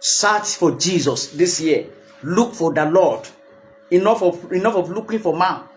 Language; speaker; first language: English; non-native, local second language; Yoruba